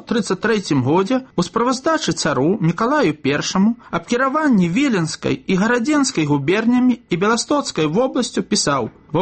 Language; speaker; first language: Belarusian; native; Belarusian